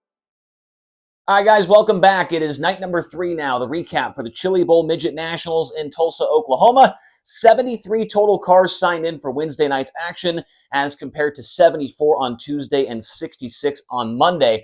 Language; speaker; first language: English; native; English